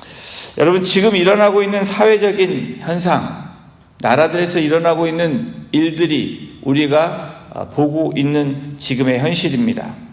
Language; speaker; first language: Korean; native; Korean